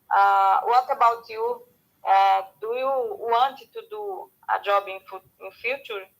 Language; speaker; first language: English; non-native, learner; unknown